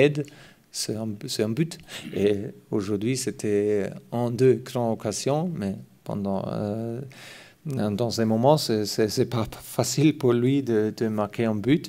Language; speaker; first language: French; non-native, fluent; German